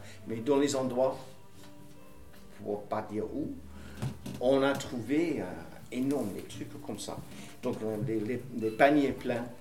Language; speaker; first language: French; non-native, fluent; English